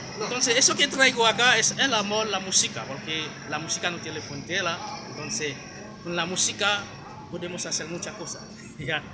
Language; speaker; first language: Spanish; non-native, learner; Haitian Creole